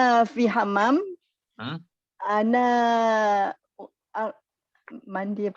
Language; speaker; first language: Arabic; non-native, learner; Malay